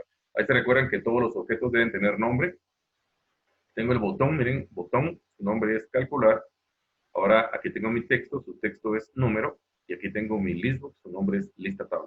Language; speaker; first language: Spanish; native; Spanish